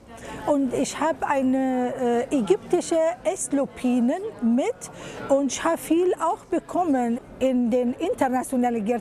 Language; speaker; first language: German; non-native, fluent; Arabic